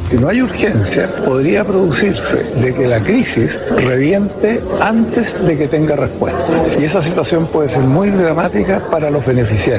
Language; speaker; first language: Spanish; native; Spanish